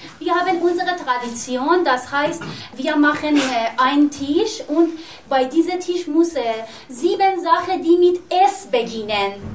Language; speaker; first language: German; non-native, learner; Persian